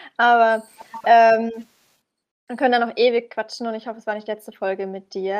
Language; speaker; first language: German; early bilingual, other home language; Persian